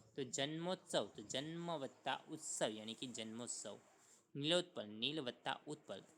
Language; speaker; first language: Hindi; non-native, local second language; Gujarati